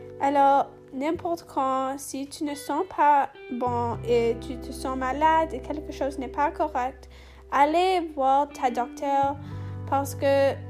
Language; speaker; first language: French; non-native, learner; English